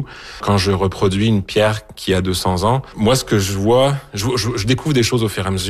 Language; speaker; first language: French; native; French